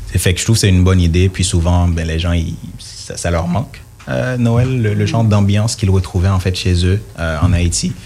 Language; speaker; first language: French; native; French